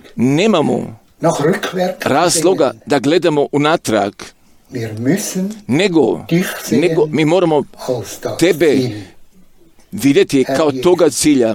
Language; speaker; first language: Croatian; non-native, local second language; Romany